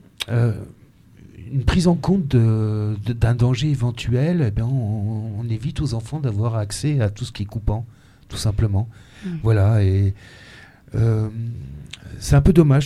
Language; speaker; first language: French; native; French